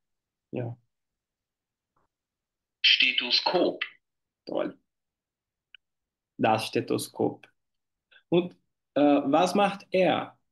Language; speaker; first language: German; non-native, fluent; Portuguese